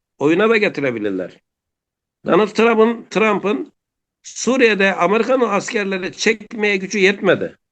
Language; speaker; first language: Turkish; native; Turkish